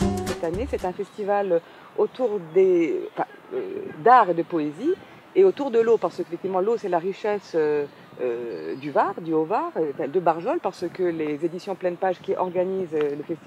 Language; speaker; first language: French; native; French